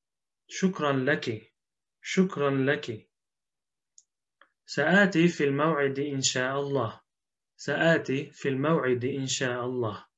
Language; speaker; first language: Arabic; non-native, fluent; Turkish